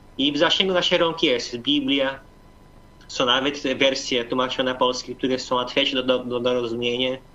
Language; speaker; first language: Polish; non-native, fluent; Portuguese